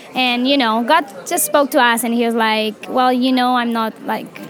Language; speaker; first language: English; non-native, fluent; Romanian